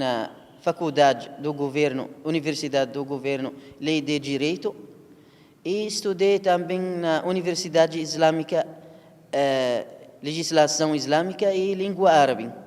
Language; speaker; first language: Portuguese; non-native, learner; Arabic